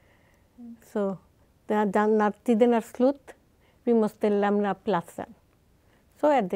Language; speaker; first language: Swedish; non-native, fluent; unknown